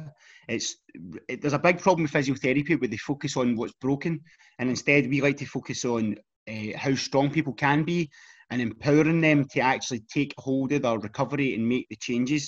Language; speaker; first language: English; native; English